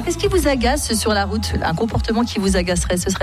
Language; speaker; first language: French; native; French